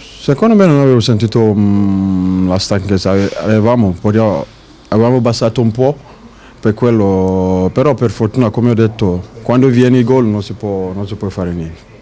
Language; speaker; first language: Italian; non-native, learner; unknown